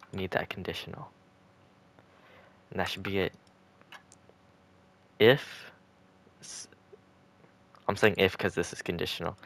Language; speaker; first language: English; native; English